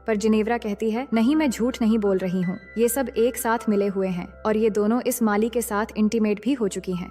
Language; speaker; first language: Hindi; native; Hindi